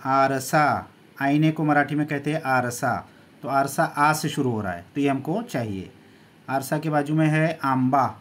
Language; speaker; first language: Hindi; native; Hindi